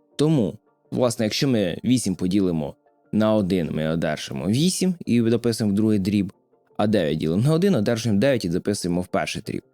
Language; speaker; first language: Ukrainian; native; Ukrainian